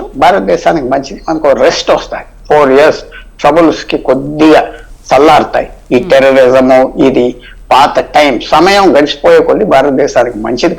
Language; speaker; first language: Telugu; native; Telugu